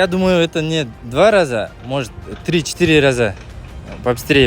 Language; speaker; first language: Russian; non-native, local second language; Kazakh